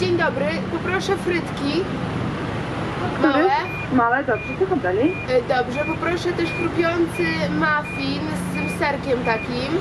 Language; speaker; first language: Polish; native; Polish